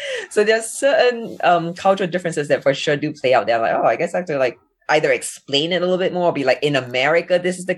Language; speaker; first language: English; native; English